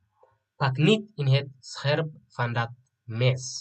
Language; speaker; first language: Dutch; non-native, fluent; Tigrinya